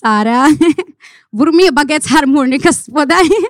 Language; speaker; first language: Norwegian; non-native, fluent; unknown